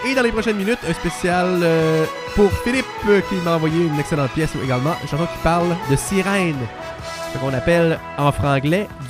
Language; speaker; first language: French; native; French